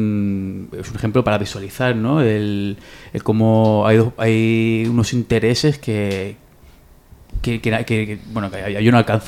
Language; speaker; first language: Spanish; native; Spanish